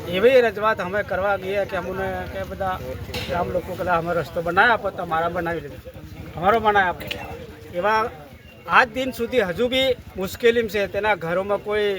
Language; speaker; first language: Gujarati; non-native, local second language; Rathawi